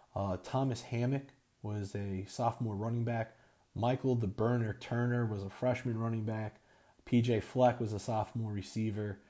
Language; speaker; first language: English; native; English